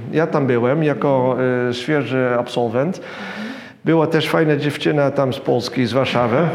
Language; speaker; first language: Polish; non-native, fluent; Dutch